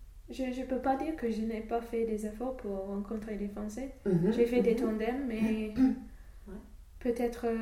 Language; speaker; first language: French; non-native, fluent; English